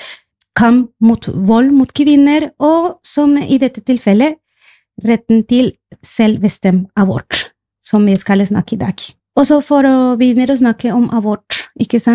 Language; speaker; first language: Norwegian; non-native, fluent; Spanish